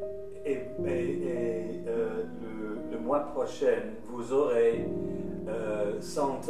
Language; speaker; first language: French; non-native, learner; English